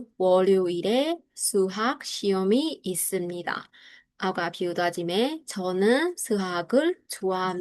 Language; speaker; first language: Korean; non-native, fluent; Burmese